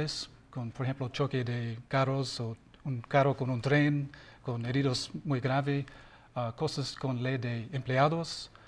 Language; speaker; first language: Spanish; non-native, learner; English